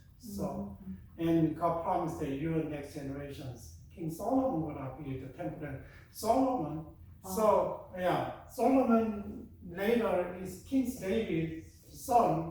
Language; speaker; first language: English; non-native, fluent; Korean